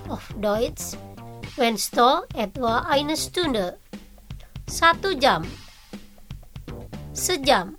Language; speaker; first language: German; non-native, learner; Indonesian